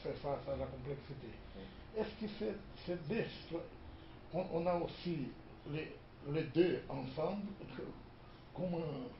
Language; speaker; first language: French; non-native, fluent; Portuguese